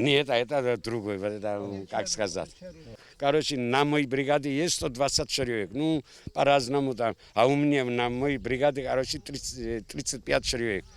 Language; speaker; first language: Russian; non-native, local second language; Mingrelian